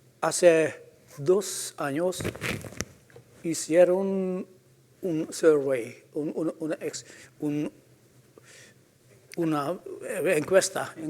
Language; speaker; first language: Spanish; non-native, fluent; Hungarian